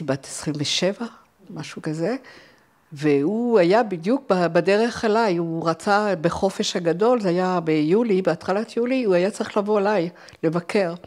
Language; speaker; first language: Hebrew; non-native, fluent; French